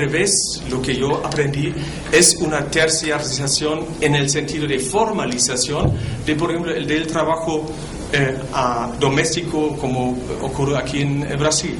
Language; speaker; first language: Spanish; non-native, fluent; German